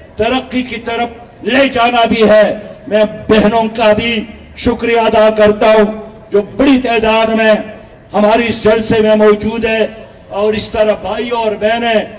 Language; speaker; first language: Urdu; non-native, local second language; Pashto